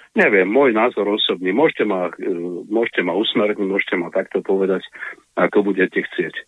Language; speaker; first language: Slovak; non-native, fluent; Russian